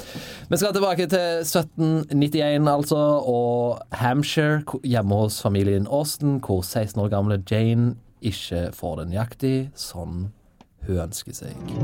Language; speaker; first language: Norwegian; native; Norwegian